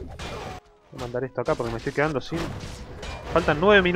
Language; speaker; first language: Spanish; native; Spanish